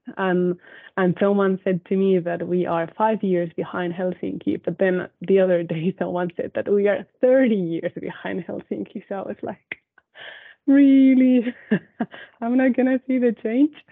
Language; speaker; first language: English; non-native, fluent; Spanish